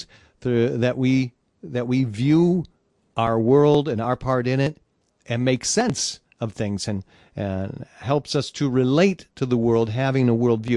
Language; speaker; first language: English; native; English